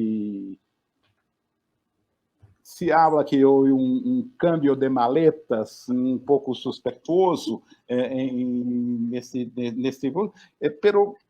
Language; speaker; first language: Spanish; non-native, fluent; Portuguese